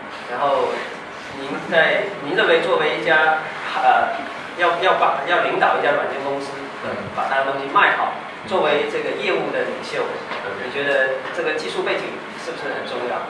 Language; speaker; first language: Chinese; native; Chinese